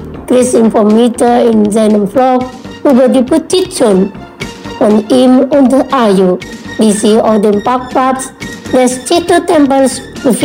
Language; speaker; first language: German; non-native, learner; Indonesian